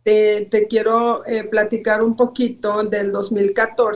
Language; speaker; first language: Spanish; native; Spanish